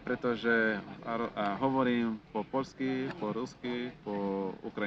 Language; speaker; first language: Slovak; non-native, learner; Portuguese